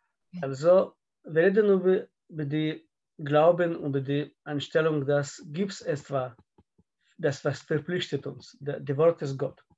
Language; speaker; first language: German; non-native, fluent; Russian